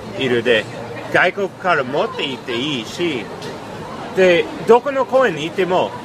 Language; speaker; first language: Japanese; non-native, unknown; English